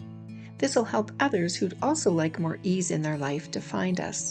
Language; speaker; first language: English; native; English